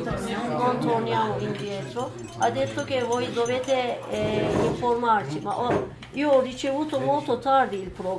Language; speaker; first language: Italian; non-native, learner; Turkish